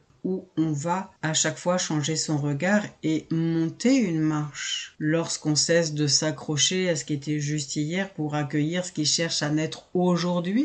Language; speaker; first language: French; native; French